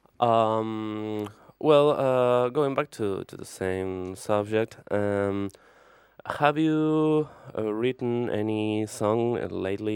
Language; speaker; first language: English; non-native, fluent; Spanish